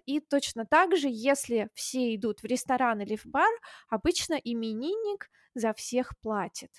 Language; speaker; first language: Russian; native; Russian